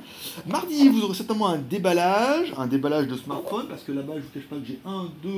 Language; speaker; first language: French; native; French